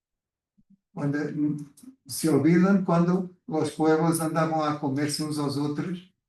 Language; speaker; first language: Spanish; non-native, fluent; Portuguese